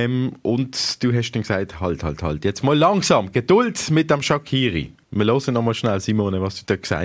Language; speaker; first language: German; native; German